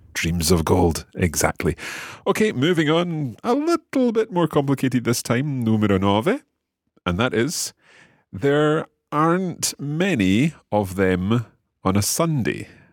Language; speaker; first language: English; native; English